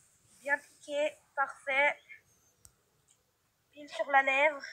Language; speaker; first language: French; native; French